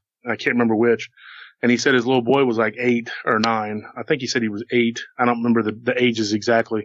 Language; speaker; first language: English; native; English